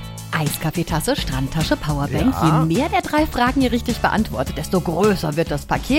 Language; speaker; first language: German; native; German